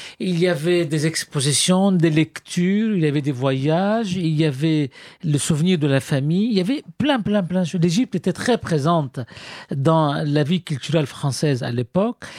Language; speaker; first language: French; non-native, fluent; Arabic